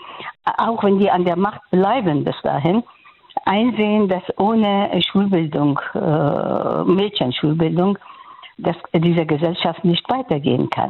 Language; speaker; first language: German; non-native, fluent; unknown